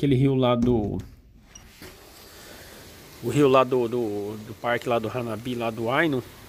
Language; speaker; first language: Portuguese; native; Portuguese